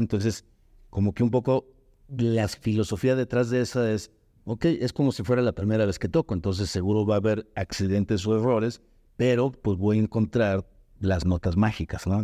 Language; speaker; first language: Spanish; native; Spanish